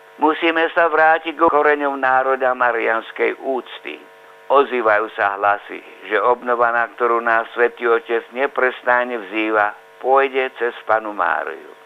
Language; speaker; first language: Slovak; native; Slovak